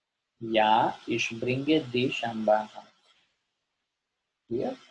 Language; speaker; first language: German; non-native, learner; Gujarati